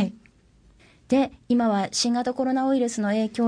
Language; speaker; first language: Japanese; native; Japanese